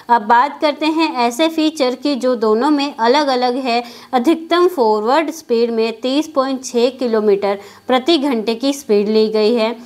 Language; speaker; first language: Hindi; native; Hindi